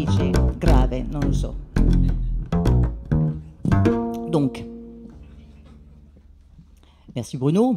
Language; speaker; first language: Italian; non-native, learner; French